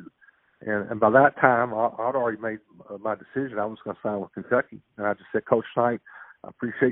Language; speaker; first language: English; native; English